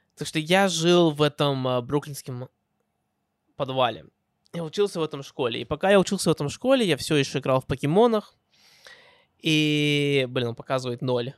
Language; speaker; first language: Russian; early bilingual, heritage; Russian